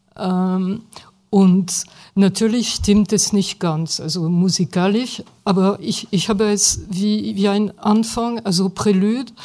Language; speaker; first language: German; non-native, fluent; French